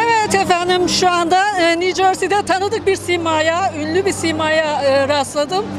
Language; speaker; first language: Turkish; native; Turkish